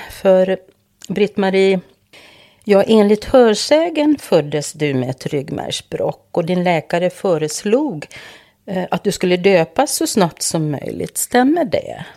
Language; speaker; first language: Swedish; native; Swedish